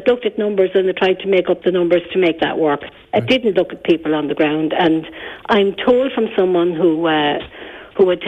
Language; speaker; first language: English; native; English